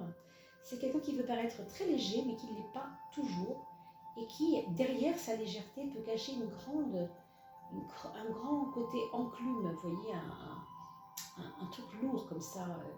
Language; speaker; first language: French; native; French